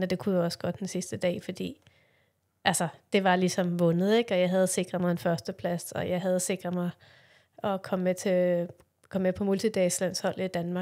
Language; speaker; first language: Danish; native; Danish